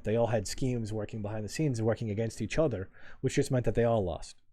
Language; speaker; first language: English; native; English